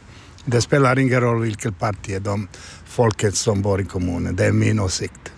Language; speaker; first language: Swedish; non-native, learner; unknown